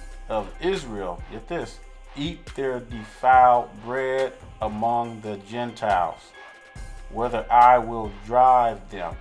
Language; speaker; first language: English; native; English